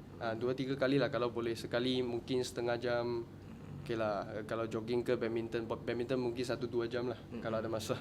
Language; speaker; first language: Malay; non-native, local second language; Chinese